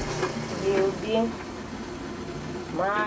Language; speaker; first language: English; non-native, learner; Russian